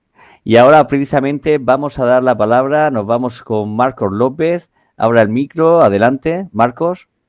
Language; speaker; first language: Spanish; native; Spanish